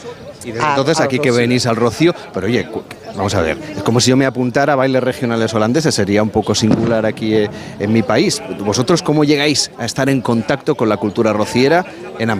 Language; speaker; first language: Spanish; native; Spanish